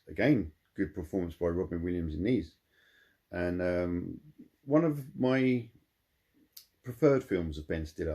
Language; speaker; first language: English; native; English